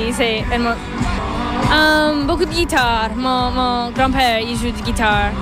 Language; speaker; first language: French; non-native, local second language; English